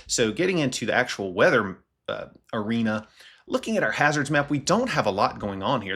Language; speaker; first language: English; native; English